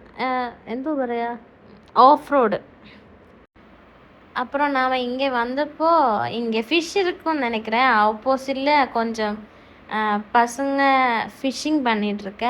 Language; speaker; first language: Tamil; non-native, learner; Malayalam